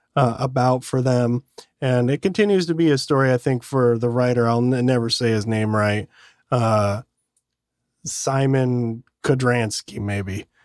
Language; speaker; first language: English; native; English